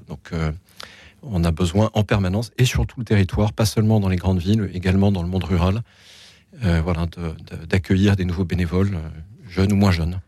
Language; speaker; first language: French; native; French